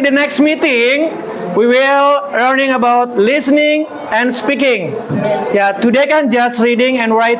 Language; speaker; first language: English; non-native, fluent; Indonesian